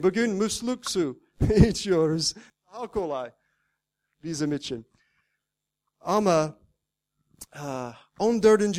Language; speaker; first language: Turkish; non-native, fluent; English